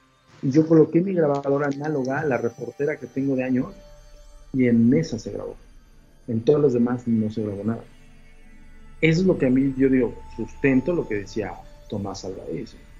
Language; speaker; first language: Spanish; native; Spanish